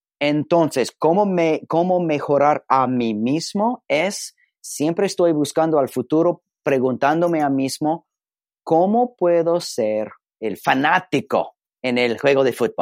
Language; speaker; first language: Spanish; non-native, learner; English